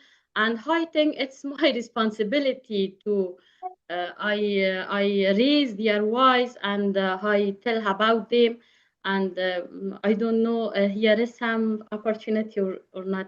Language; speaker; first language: English; non-native, learner; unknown